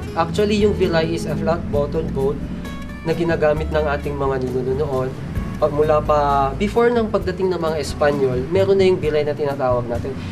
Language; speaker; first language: Filipino; non-native, local second language; Iloko